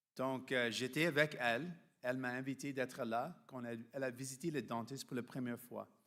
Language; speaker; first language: French; non-native, fluent; English